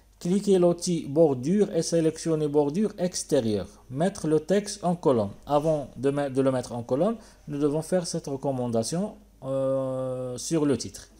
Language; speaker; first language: French; non-native, local second language; Arabic